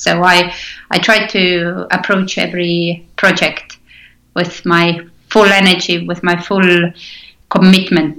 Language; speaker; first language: English; non-native, fluent; Estonian